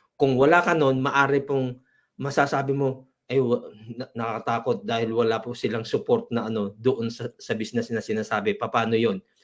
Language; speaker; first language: Filipino; non-native, local second language; Iloko